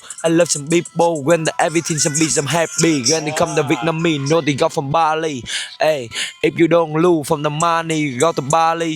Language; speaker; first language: English; non-native, learner; Vietnamese